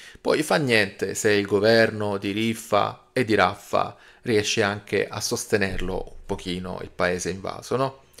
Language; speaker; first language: Italian; native; Italian